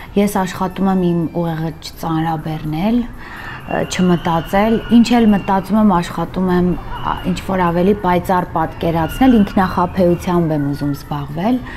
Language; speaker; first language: Armenian; native; Armenian